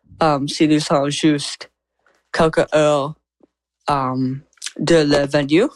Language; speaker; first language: French; non-native, learner; English